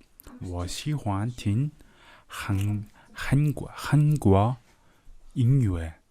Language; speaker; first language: Chinese; non-native, learner; Mongolian